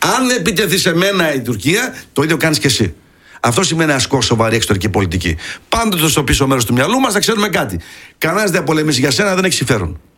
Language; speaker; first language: Greek; early bilingual, heritage; Greek